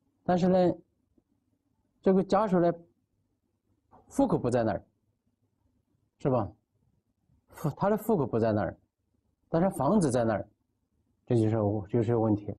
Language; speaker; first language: Chinese; native; Chinese